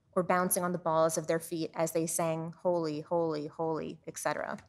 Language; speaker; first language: English; native; English